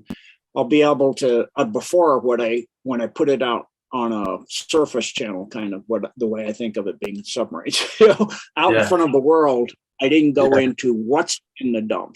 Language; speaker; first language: English; native; English